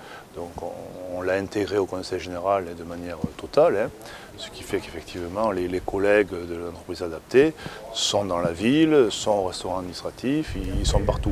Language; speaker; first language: French; native; French